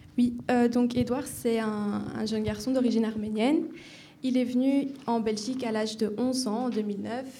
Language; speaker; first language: French; native; French